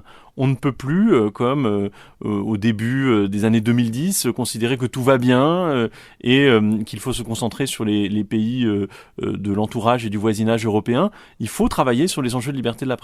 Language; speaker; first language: French; native; French